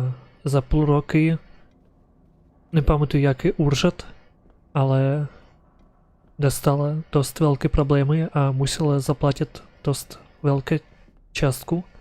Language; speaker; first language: Czech; non-native, learner; Ukrainian